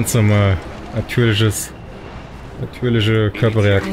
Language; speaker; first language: German; native; German